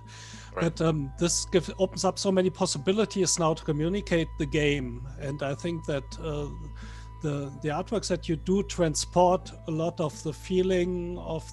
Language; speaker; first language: English; non-native, fluent; German